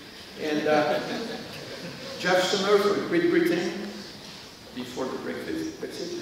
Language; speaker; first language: English; non-native, learner; French